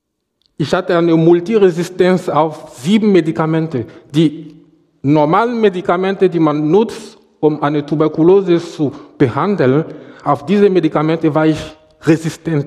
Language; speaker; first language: German; non-native, fluent; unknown